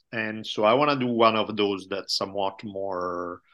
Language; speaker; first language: English; non-native, fluent; Italian